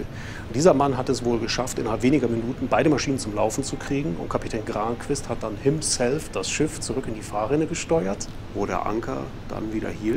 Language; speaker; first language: German; native; German